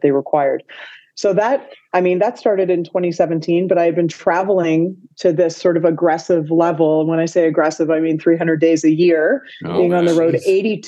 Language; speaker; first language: English; native; English